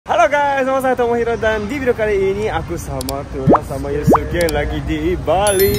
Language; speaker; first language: Indonesian; non-native, fluent; Japanese